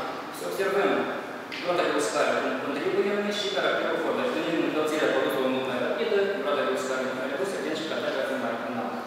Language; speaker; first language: Romanian; native; Romanian